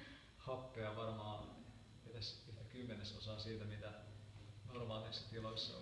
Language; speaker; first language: Finnish; native; Finnish